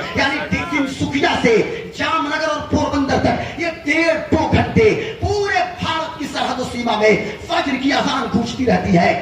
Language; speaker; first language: Urdu; native; Urdu